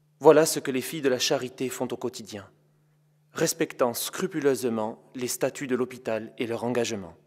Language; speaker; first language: French; native; French